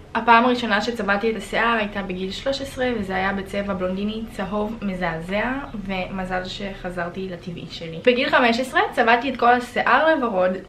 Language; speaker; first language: Hebrew; early bilingual, other home language; Russian